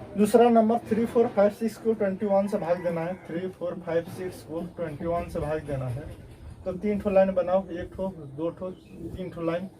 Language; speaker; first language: Hindi; native; Hindi